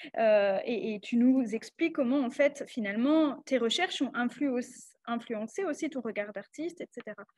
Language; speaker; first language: French; native; French